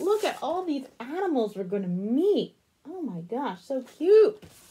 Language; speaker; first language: English; native; English